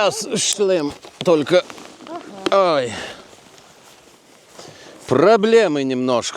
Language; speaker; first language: Russian; non-native, fluent; Lithuanian